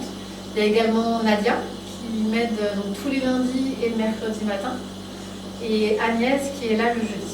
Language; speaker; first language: French; native; French